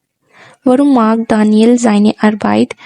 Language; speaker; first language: German; non-native, fluent; Urdu